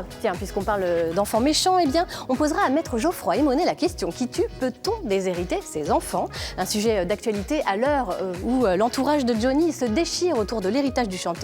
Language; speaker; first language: French; native; French